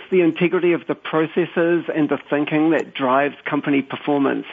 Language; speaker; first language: English; native; English